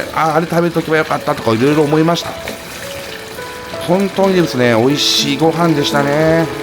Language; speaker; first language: Japanese; native; Japanese